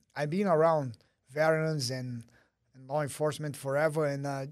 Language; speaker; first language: English; early bilingual, other home language; Portuguese